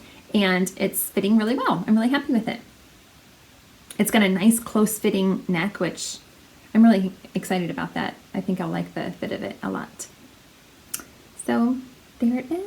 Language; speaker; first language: English; native; English